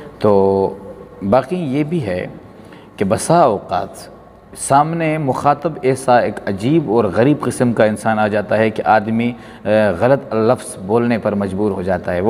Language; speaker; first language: Urdu; non-native, local second language; Pashto